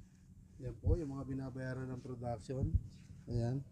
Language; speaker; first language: Filipino; native; Filipino